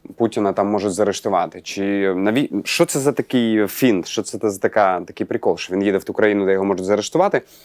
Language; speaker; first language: Ukrainian; non-native, local second language; Russian